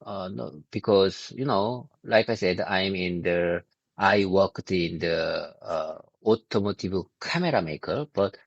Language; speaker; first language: English; non-native, learner; Korean